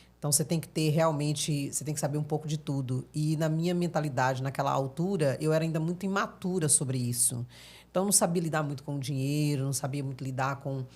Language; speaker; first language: Portuguese; native; Portuguese